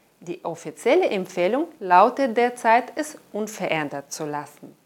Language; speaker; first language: German; non-native, fluent; Russian